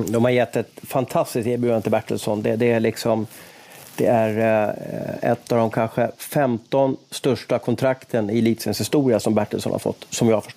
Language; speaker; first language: Swedish; native; Swedish